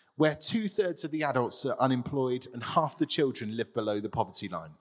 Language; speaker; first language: English; native; English